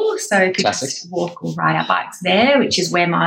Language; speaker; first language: English; native; English